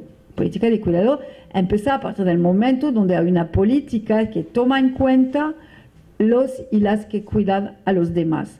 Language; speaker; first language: Spanish; non-native, fluent; French